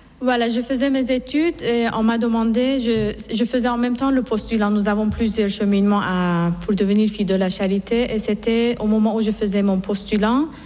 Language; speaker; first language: French; non-native, fluent; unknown